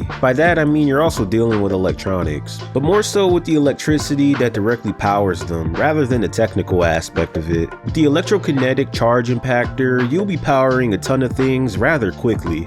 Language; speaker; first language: English; native; English